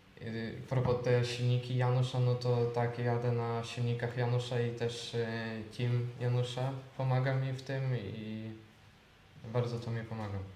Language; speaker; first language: Polish; non-native, fluent; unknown